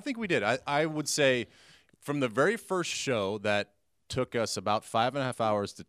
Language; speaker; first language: English; native; English